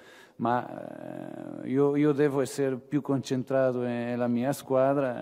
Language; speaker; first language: Italian; non-native, fluent; Portuguese